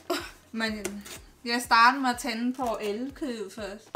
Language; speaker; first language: Danish; non-native, learner; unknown